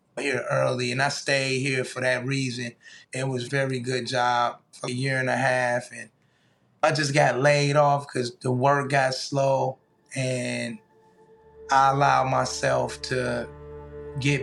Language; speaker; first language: English; native; English